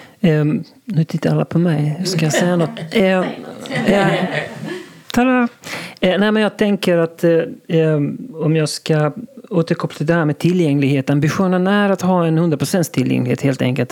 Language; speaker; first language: Swedish; non-native, local second language; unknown